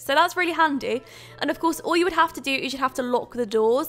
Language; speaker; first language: English; native; English